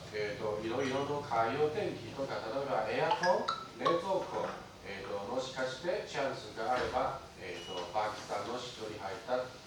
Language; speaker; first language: Japanese; non-native, learner; Chinese